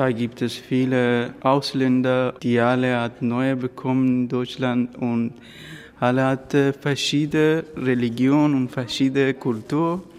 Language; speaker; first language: German; non-native, learner; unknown